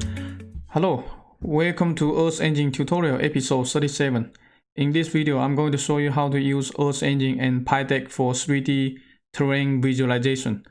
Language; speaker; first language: English; non-native, fluent; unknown